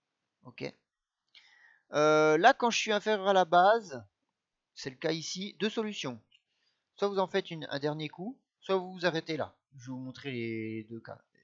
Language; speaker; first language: French; native; French